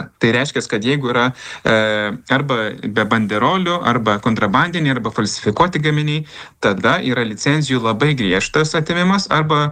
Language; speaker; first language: Lithuanian; native; Lithuanian